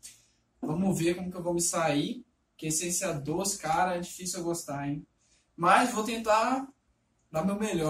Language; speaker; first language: Portuguese; native; Portuguese